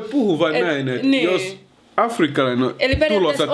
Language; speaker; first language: Finnish; early bilingual, other home language; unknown